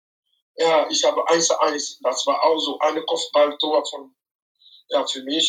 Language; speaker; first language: German; non-native, fluent; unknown